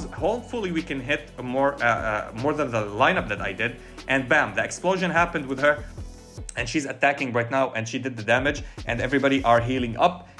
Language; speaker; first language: English; non-native, fluent; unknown